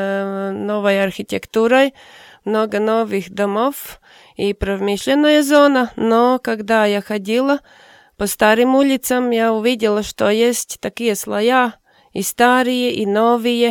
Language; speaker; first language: Russian; non-native, fluent; Latvian